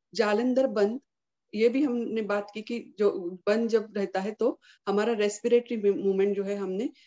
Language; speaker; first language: Hindi; non-native, local second language; Marathi